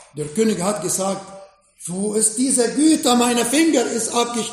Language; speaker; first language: German; non-native, fluent; Arabic